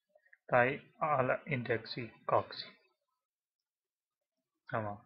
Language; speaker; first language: Finnish; non-native, learner; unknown